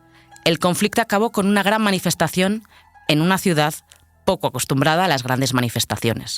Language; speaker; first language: Spanish; native; Spanish